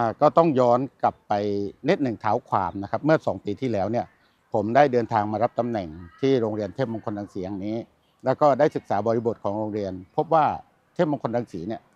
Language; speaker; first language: Thai; native; Thai